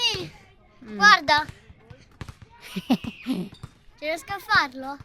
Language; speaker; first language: Italian; early bilingual, other home language; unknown